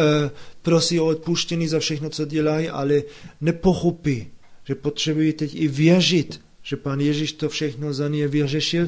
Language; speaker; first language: Czech; non-native, fluent; German